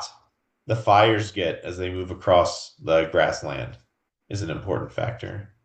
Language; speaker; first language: English; native; English